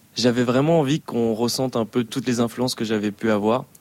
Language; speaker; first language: French; native; French